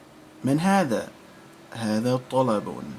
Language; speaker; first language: Arabic; non-native, fluent; English